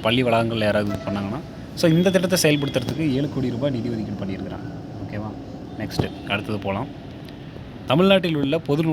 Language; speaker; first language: Tamil; native; Tamil